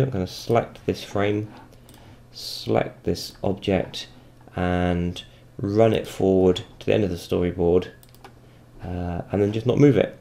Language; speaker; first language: English; native; English